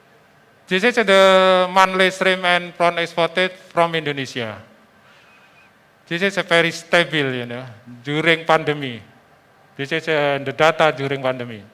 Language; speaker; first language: English; non-native, fluent; Indonesian